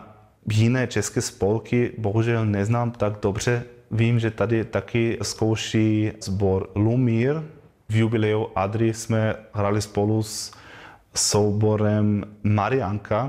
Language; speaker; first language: Czech; non-native, learner; German